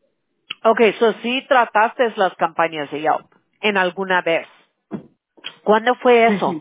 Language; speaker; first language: Spanish; early bilingual, heritage; Spanish